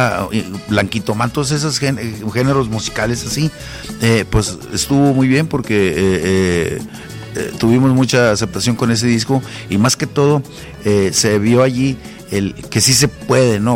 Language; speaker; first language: Spanish; native; Spanish